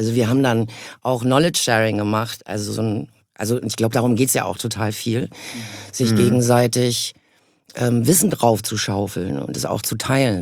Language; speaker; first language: German; native; German